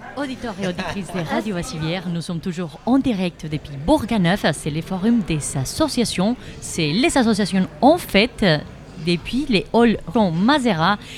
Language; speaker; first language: French; native; French